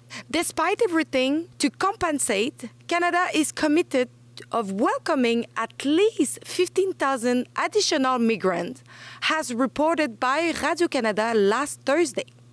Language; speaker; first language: English; non-native, fluent; French